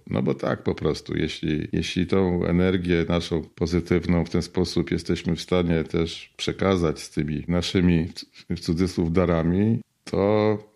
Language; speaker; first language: Polish; native; Polish